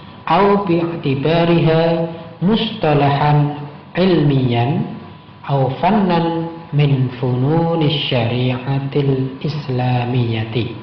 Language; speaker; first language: Arabic; non-native, fluent; Indonesian